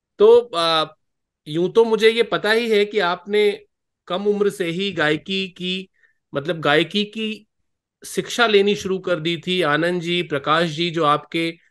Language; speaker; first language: Hindi; native; Hindi